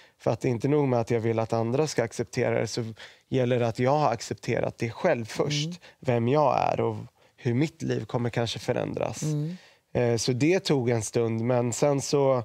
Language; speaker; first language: Swedish; early bilingual, other home language; Arabic